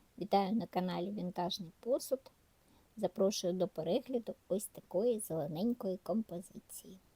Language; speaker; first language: Ukrainian; native; Ukrainian